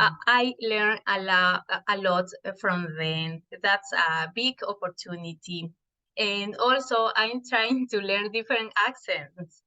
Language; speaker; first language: English; non-native, fluent; Spanish